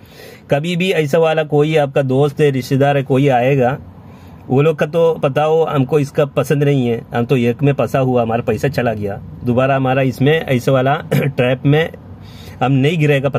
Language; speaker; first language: Hindi; non-native, local second language; Malayalam